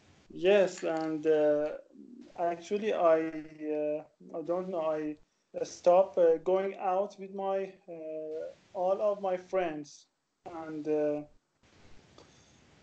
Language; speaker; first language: English; non-native, learner; Persian